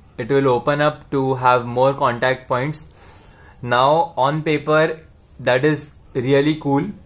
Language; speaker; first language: English; non-native, local second language; Hindi